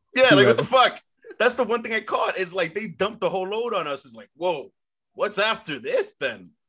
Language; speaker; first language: English; early bilingual, other home language; Spanish